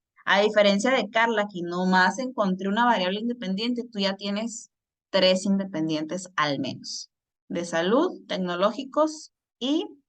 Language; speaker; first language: Spanish; native; Spanish